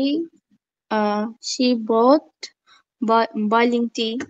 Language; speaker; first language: English; non-native, learner; Bangla